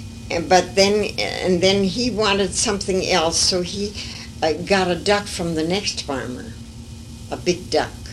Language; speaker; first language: English; early bilingual, other home language; French